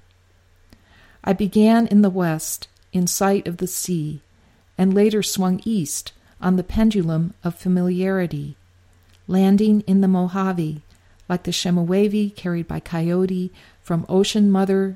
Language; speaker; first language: English; native; English